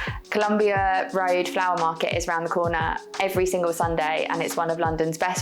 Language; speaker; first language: English; native; English